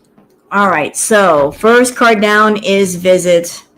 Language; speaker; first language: English; native; English